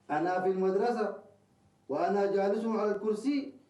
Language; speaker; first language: Arabic; non-native, learner; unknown